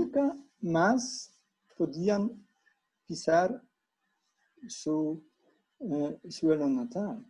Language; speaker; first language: Spanish; non-native, fluent; Polish